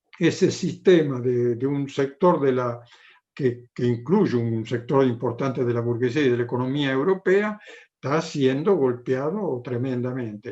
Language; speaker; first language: Spanish; non-native, fluent; Italian